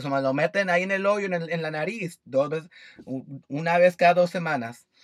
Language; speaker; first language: Spanish; early bilingual, heritage; Spanish